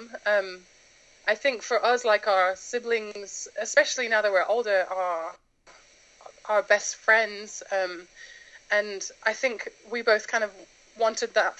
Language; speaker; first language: English; native; English